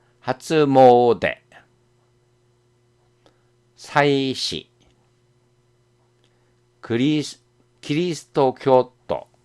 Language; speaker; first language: Japanese; non-native, fluent; Korean